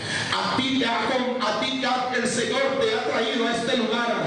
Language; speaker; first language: Spanish; native; Spanish